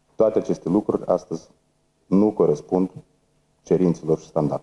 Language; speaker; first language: Romanian; native; Romanian